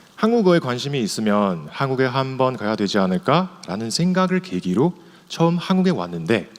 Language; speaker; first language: Korean; non-native, fluent; Chinese